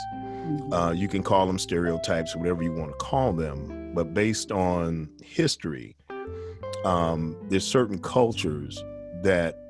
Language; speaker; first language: English; native; English